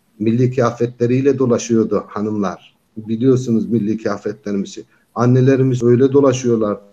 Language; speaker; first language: Turkish; non-native, local second language; Kyrgyz